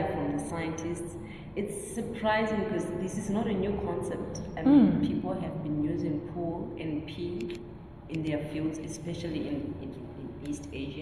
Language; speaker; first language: English; non-native, local second language; Shona